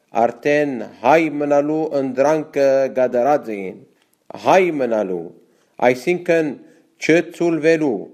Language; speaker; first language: Armenian; native; Armenian